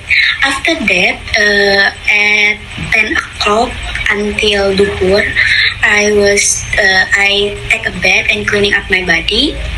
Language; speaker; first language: English; non-native, fluent; Indonesian